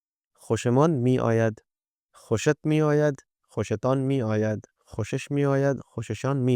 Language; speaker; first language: Persian; non-native, fluent; Urdu